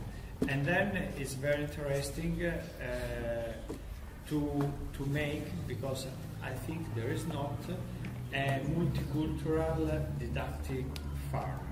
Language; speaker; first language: English; non-native, learner; Italian